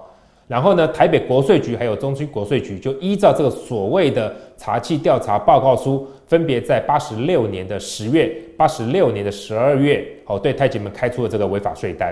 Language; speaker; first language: Chinese; native; Chinese